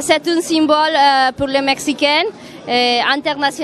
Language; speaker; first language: French; non-native, fluent; Spanish